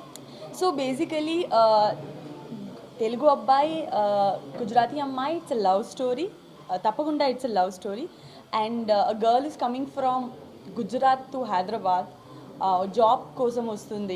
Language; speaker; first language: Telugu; non-native, local second language; Gujarati